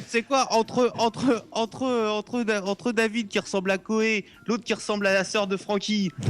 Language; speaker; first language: French; native; French